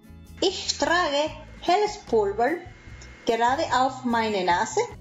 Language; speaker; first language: German; non-native, fluent; Spanish